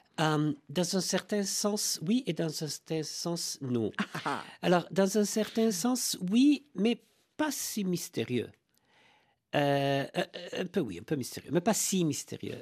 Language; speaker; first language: French; non-native, fluent; Italian